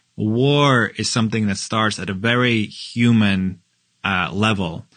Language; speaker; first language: English; non-native, fluent; Norwegian